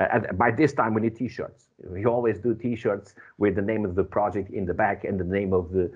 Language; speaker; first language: English; non-native, fluent; Portuguese